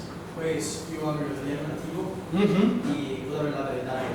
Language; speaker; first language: Spanish; non-native, fluent; Italian